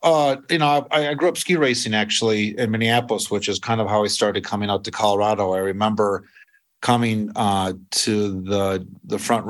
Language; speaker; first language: English; native; English